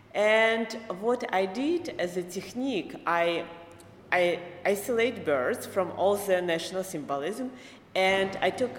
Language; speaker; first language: English; non-native, fluent; Belarusian